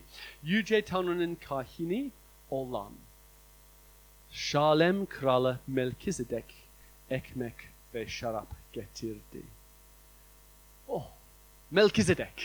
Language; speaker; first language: Turkish; non-native, fluent; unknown